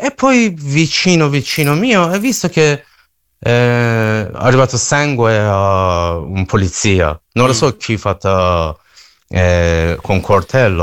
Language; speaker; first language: Italian; non-native, learner; Persian